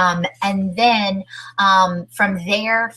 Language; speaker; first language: English; native; English